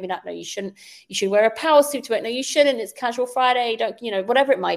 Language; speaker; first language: English; native; English